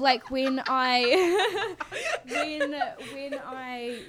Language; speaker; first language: English; native; English